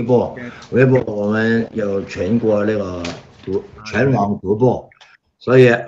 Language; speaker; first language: Chinese; non-native, local second language; Cantonese